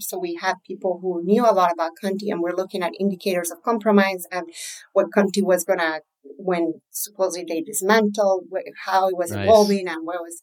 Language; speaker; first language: English; non-native, fluent; Spanish